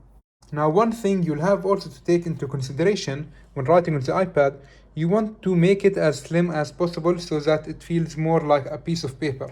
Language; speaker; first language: English; non-native, fluent; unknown